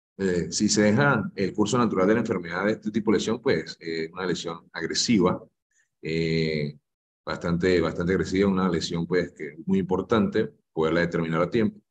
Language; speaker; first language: Spanish; native; Spanish